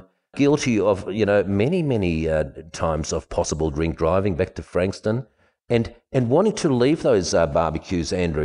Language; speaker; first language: English; non-native, fluent; German